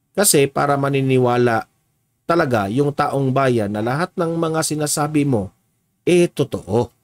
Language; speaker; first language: Filipino; native; Filipino